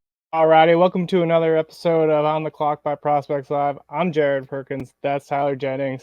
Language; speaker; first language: English; native; English